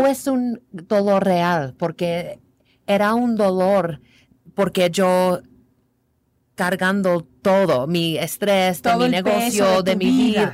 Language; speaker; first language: Spanish; non-native, learner; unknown